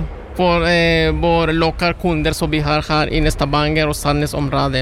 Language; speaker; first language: Norwegian; non-native, learner; Spanish